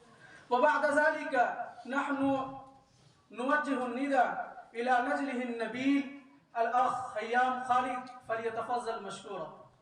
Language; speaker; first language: Arabic; non-native, fluent; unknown